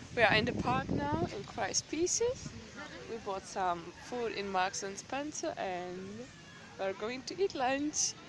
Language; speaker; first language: English; non-native, fluent; Czech